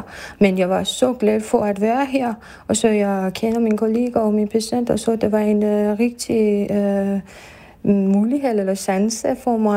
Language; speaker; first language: Danish; non-native, fluent; Persian